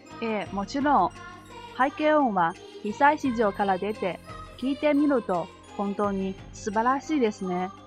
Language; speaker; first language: Japanese; non-native, learner; Chinese